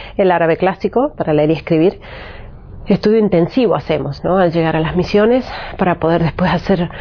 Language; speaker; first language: Spanish; native; Spanish